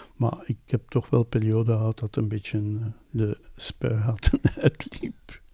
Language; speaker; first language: Dutch; native; Dutch